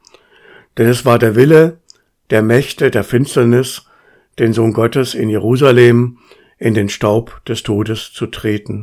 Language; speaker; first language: German; native; German